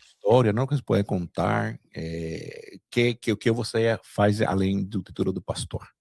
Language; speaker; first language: Portuguese; non-native, fluent; Spanish